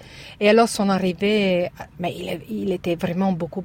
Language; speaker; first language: French; non-native, learner; Italian